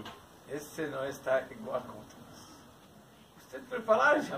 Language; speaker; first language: Spanish; non-native, learner; Hebrew